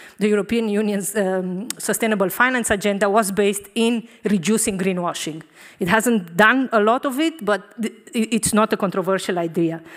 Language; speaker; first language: English; non-native, fluent; Romanian